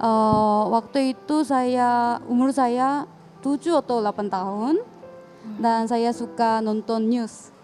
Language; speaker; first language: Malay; non-native, learner; Korean